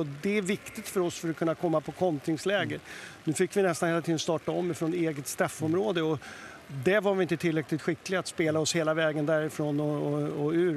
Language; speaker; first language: Swedish; native; Swedish